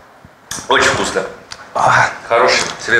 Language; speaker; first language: Russian; native; Russian